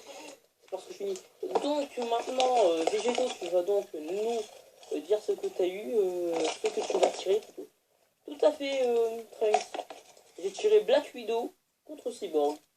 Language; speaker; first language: French; native; French